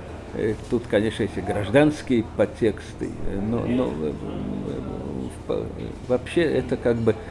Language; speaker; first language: Russian; native; Russian